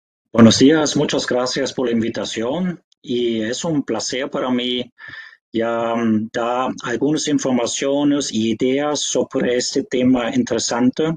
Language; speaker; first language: Spanish; non-native, fluent; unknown